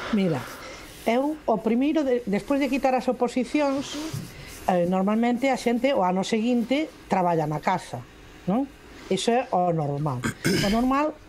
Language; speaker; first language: Galician; non-native, local second language; Spanish